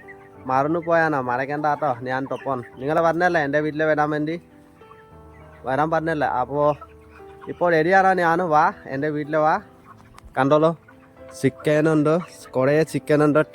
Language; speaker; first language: Malayalam; non-native, local second language; Assamese